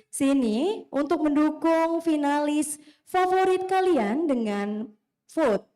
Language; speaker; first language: Indonesian; native; Indonesian